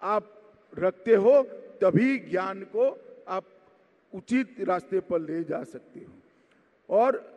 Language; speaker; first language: Hindi; non-native, local second language; Gujarati